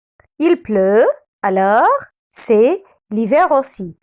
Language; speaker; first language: French; non-native, fluent; Arabic